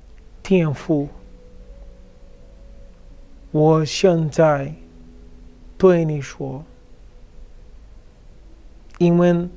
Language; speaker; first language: Chinese; non-native, fluent; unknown